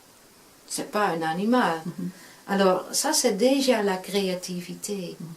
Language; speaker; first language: French; non-native, fluent; Dutch